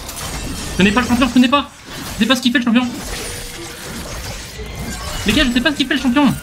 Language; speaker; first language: French; native; French